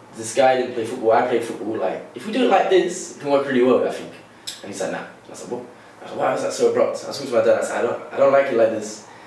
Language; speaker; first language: English; native; English